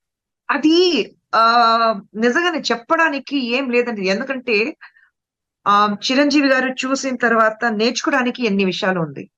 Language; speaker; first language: Telugu; non-native, fluent; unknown